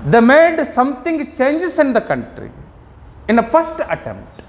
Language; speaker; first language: English; non-native, local second language; Kannada